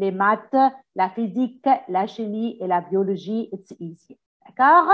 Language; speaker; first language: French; non-native, fluent; Arabic